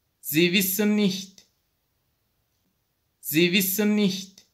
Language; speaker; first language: German; non-native, fluent; Turkish